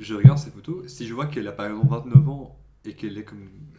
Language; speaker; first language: French; native; French